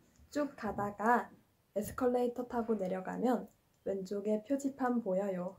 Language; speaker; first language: Korean; non-native, fluent; Chinese